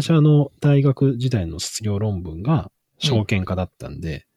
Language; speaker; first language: Japanese; native; Japanese